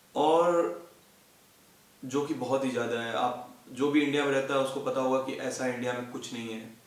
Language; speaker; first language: Hindi; native; Hindi